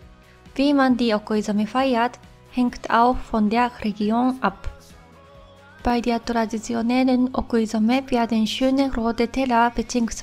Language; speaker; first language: German; non-native, fluent; Japanese